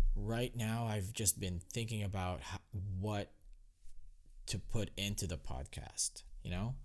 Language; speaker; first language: English; non-native, local second language; Filipino